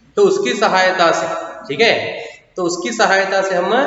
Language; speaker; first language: Hindi; non-native, local second language; Kannada